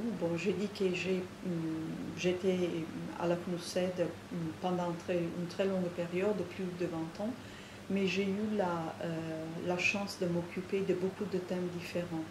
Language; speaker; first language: French; non-native, fluent; Italian